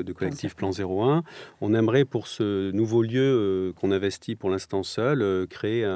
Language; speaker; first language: French; native; French